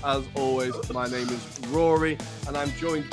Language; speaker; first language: English; native; English